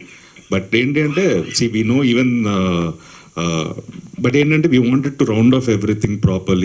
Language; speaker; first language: Telugu; native; Telugu